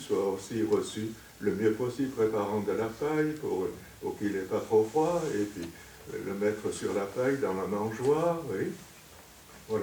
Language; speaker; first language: French; native; French